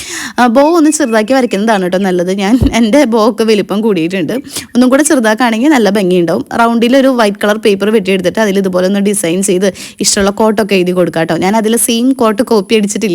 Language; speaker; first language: Malayalam; native; Malayalam